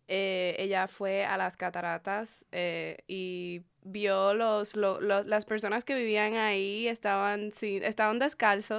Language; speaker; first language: Spanish; early bilingual, heritage; Spanish